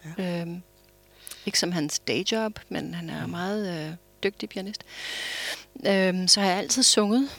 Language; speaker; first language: Danish; non-native, fluent; English